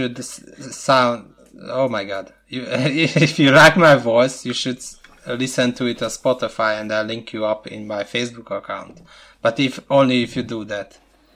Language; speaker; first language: English; non-native, fluent; Hungarian